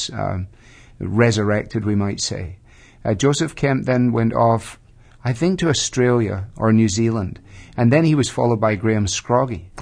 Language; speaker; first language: English; native; English